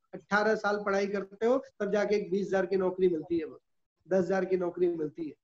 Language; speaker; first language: Hindi; native; Hindi